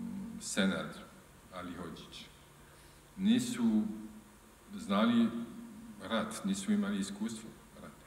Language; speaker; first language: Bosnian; non-native, learner; French